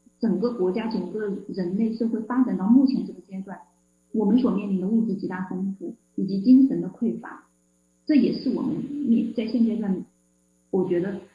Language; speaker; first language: Chinese; native; Chinese